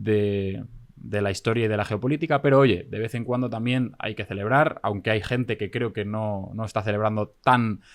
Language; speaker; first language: Spanish; native; Spanish